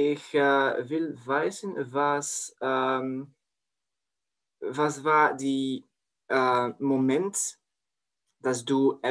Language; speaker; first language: German; non-native, learner; French